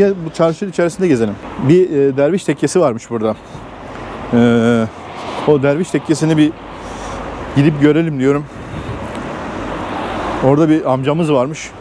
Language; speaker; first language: Turkish; native; Turkish